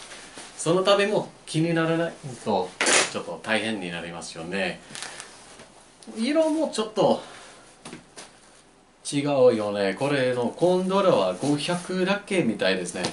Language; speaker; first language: Japanese; non-native, learner; English